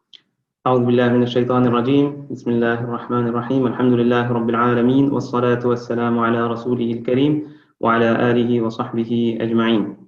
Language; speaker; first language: Arabic; non-native, fluent; English